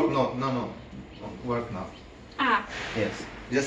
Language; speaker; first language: English; non-native, learner; Turkish